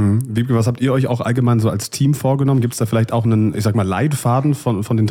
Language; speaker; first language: German; native; German